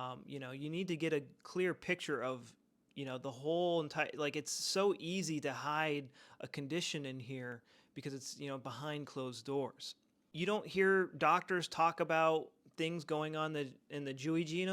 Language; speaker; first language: English; native; English